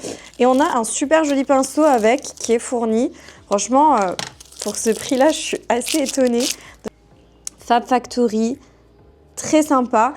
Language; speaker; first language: French; native; French